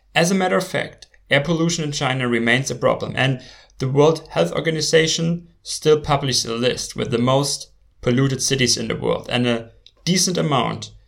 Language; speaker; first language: English; non-native, fluent; German